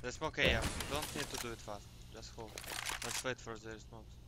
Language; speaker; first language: English; non-native, fluent; Russian